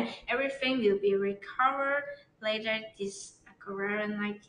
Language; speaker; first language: English; non-native, learner; Chinese